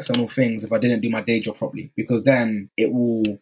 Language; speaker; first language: English; native; English